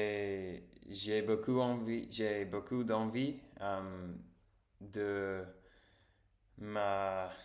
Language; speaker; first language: French; non-native, learner; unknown